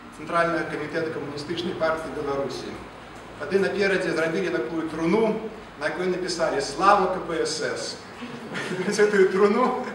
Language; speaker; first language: Belarusian; non-native, local second language; Russian